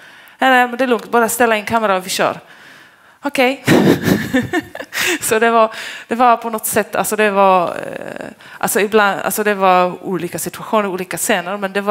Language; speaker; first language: Swedish; non-native, fluent; Polish